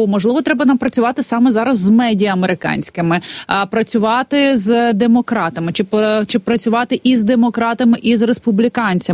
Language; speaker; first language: Ukrainian; native; Ukrainian